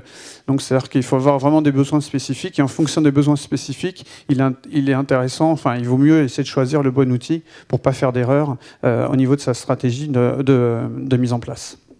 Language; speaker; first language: French; native; French